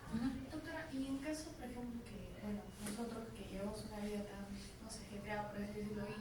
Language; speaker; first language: Spanish; native; Spanish